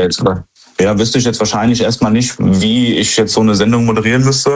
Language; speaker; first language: German; native; German